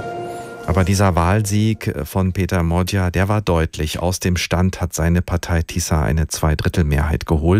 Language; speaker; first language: German; native; German